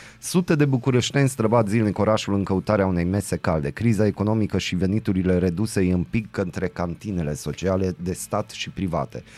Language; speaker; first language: Romanian; native; Romanian